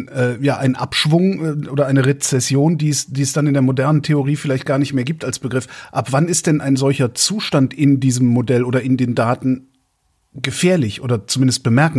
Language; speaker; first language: German; native; German